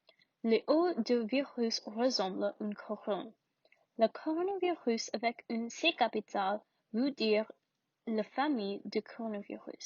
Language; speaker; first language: French; non-native, learner; English